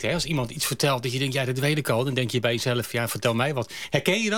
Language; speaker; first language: Dutch; native; Dutch